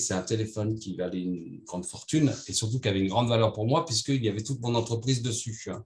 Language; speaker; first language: French; native; French